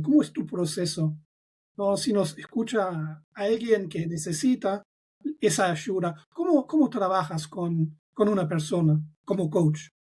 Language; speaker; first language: Spanish; non-native, fluent; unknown